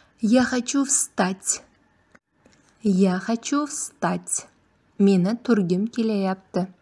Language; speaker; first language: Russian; non-native, fluent; Uzbek